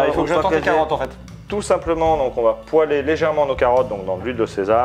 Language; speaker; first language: French; native; French